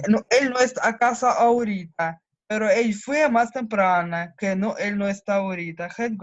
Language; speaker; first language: Spanish; non-native, learner; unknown